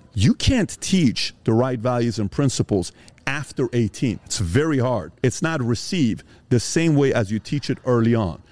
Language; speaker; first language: English; early bilingual, other home language; Persian